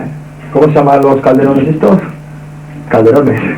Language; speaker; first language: Spanish; native; Spanish